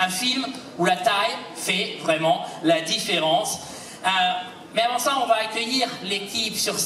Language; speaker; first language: French; native; French